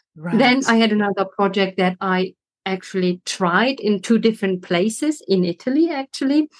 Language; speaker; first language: English; non-native, fluent; German